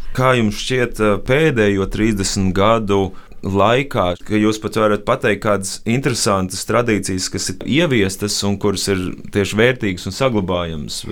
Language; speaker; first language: Latvian; native; Latvian